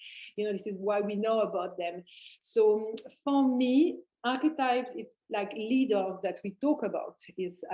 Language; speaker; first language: English; non-native, fluent; French